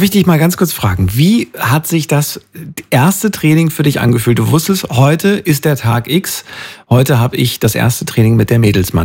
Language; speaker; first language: German; native; German